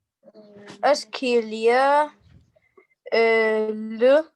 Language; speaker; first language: French; non-native, learner; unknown